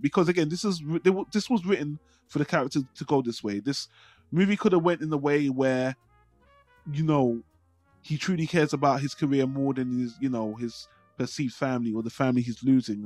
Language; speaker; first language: English; native; English